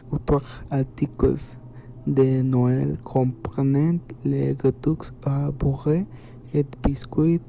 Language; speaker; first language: French; non-native, learner; Spanish